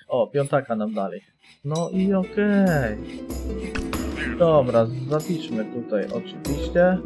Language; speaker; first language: Polish; native; Polish